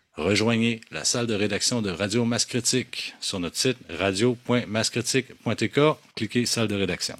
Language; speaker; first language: French; native; French